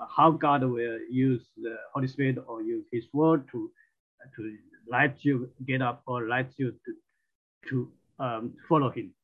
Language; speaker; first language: English; non-native, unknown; Chinese